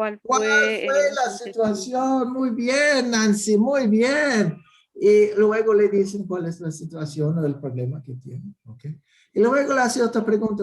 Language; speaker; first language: Spanish; non-native, fluent; English